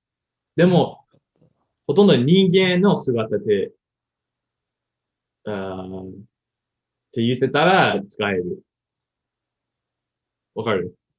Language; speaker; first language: Japanese; non-native, learner; English